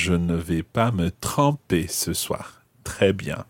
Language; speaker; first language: French; non-native, fluent; English